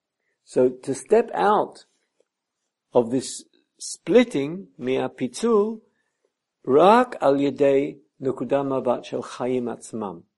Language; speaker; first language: Hebrew; non-native, fluent; English